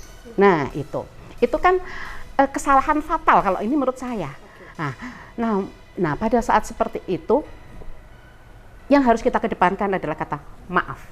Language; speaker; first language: Indonesian; native; Indonesian